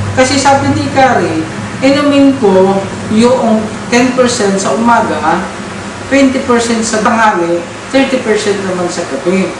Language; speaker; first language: Filipino; non-native, local second language; Cebuano